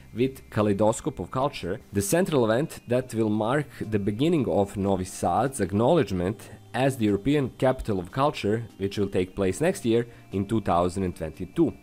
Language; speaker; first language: English; non-native, fluent; Serbian